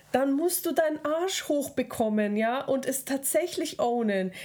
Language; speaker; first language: German; early bilingual, other home language; Russian